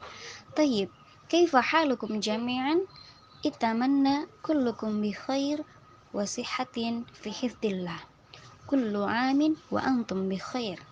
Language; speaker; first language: Arabic; non-native, learner; Indonesian